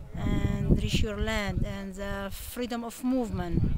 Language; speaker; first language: English; non-native, learner; Arabic